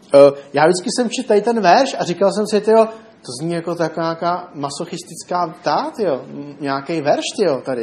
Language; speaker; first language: Czech; native; Czech